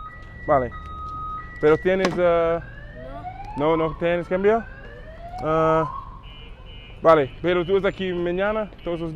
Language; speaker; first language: Spanish; non-native, learner; English